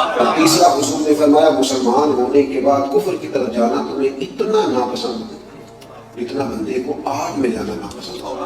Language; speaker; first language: Urdu; non-native, local second language; Punjabi